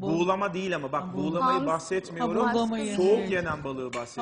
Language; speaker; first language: Turkish; native; Turkish